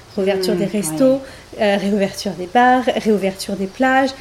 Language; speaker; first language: French; native; French